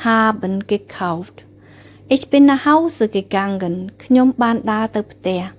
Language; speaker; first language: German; non-native, fluent; Khmer